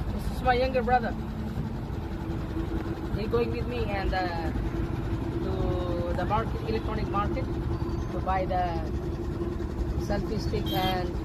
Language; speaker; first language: English; non-native, learner; Hindi